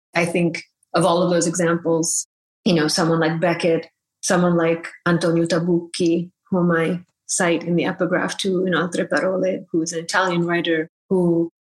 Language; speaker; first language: English; early bilingual, other home language; Bangla